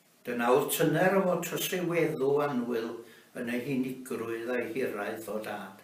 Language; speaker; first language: Welsh; native; Welsh